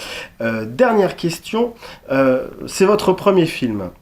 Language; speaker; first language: French; native; French